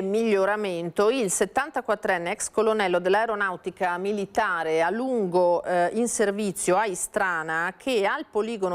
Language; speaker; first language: Italian; native; Italian